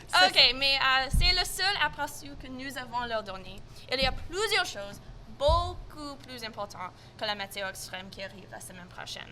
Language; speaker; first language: French; non-native, local second language; English